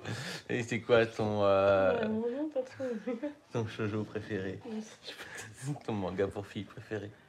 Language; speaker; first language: French; native; French